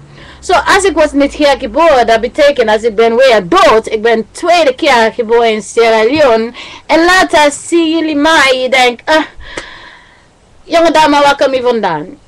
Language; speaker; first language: Dutch; non-native, learner; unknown